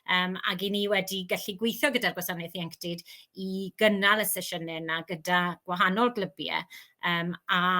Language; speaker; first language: Welsh; native; Welsh